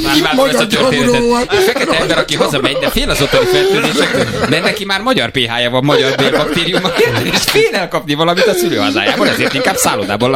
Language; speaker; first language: Hungarian; native; Hungarian